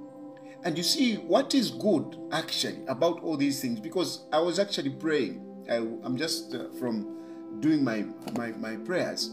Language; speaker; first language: English; non-native, local second language; Bemba